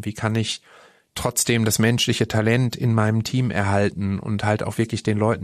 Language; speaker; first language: German; native; German